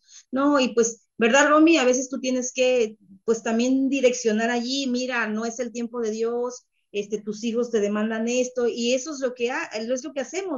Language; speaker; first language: Spanish; native; Spanish